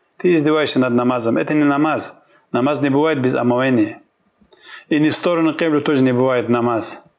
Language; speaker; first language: Russian; non-native, local second language; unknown